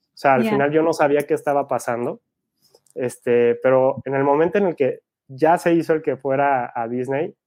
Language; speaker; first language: Spanish; native; Spanish